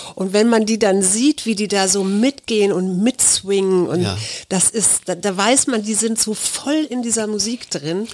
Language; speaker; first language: German; native; German